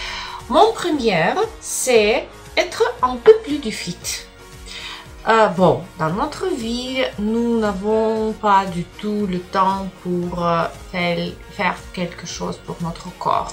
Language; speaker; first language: French; non-native, learner; Russian